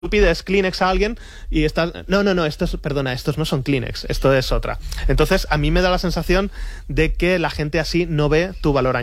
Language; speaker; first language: Spanish; native; Spanish